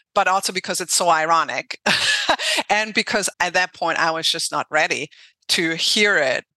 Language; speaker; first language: English; non-native, fluent; German